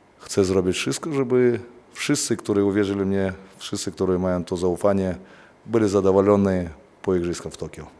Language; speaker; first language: Polish; non-native, fluent; Russian